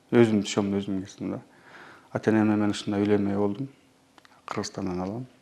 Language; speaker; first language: Kyrgyz; early bilingual, heritage; Kyrgyz